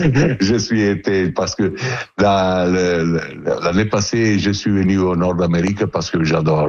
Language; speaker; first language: French; non-native, learner; Italian